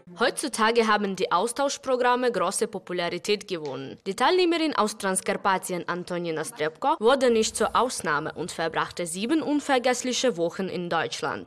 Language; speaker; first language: German; non-native, fluent; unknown